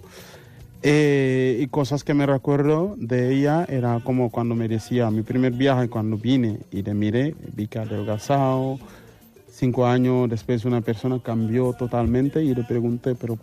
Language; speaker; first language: Spanish; non-native, fluent; Wolof